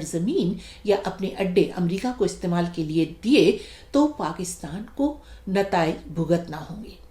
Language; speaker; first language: Urdu; native; Urdu